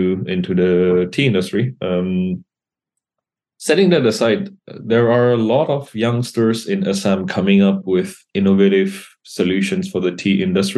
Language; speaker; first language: English; non-native, local second language; Assamese